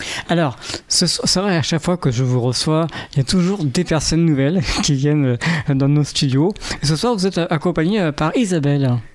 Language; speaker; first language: French; native; French